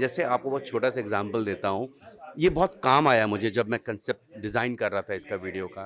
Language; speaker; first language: Hindi; native; Hindi